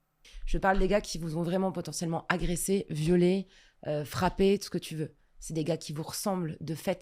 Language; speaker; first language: French; native; French